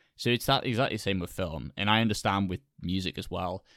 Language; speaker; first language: English; native; English